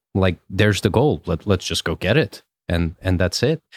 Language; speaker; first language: English; early bilingual, other home language; Russian